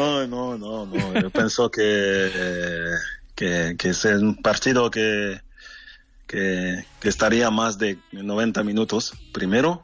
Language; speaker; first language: Spanish; non-native, fluent; French